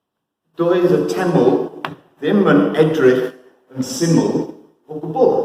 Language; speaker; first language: Welsh; non-native, fluent; English